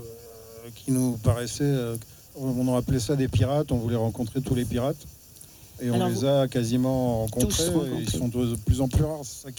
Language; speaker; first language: French; native; French